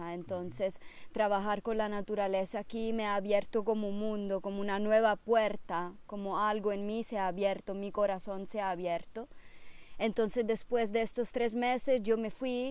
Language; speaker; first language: Spanish; non-native, fluent; Italian